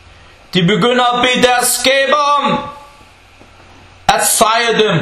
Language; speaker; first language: Danish; non-native, fluent; Arabic